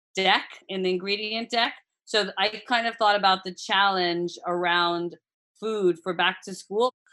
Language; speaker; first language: English; native; English